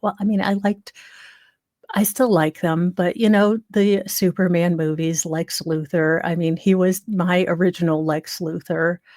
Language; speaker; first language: English; native; English